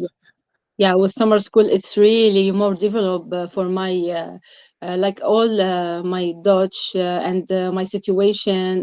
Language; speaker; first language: English; non-native, learner; Arabic